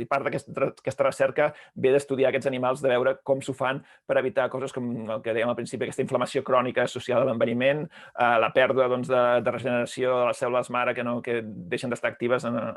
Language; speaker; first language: Catalan; native; Catalan